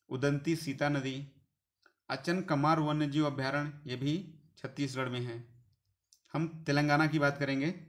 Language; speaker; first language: Hindi; native; Hindi